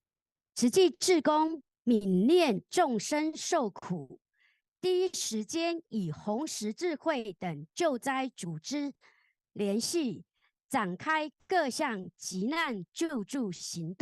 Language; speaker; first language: Chinese; native; Chinese